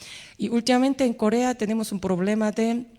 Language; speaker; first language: Spanish; non-native, fluent; Korean